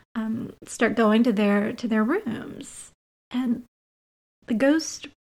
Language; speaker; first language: English; native; English